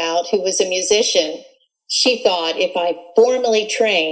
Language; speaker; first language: English; native; English